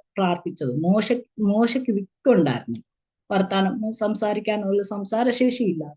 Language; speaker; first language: Malayalam; early bilingual, heritage; Malayalam